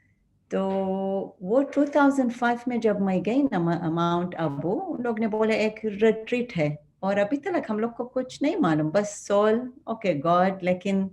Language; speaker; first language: Hindi; non-native, fluent; Arabic